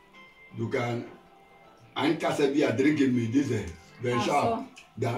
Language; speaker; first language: German; non-native, learner; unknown